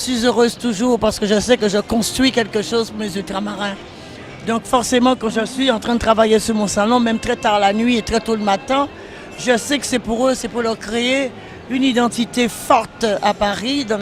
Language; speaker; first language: French; native; French